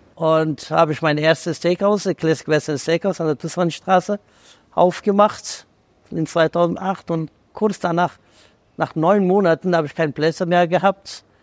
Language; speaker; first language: German; non-native, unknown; Persian